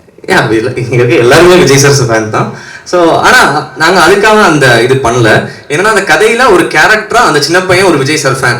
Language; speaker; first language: Tamil; native; Tamil